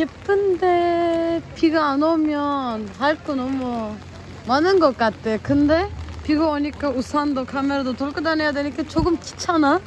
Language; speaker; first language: Korean; non-native, fluent; Turkish